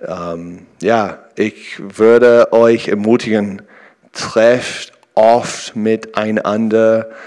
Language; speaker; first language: German; non-native, learner; English